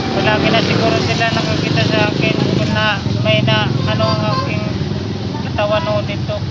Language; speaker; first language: Filipino; non-native, local second language; Cebuano